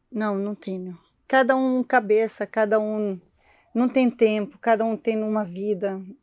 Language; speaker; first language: Portuguese; non-native, learner; Arabic